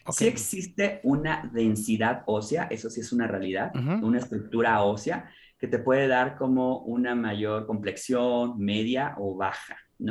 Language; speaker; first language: Spanish; native; Spanish